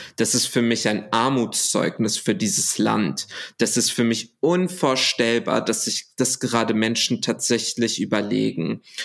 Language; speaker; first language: German; early bilingual, other home language; Arabic